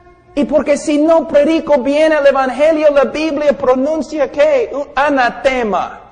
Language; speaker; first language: Spanish; non-native, fluent; English